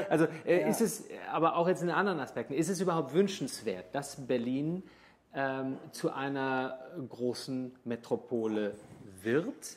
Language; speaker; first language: German; native; German